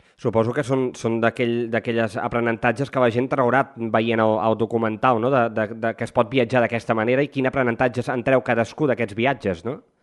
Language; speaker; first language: Catalan; native; Catalan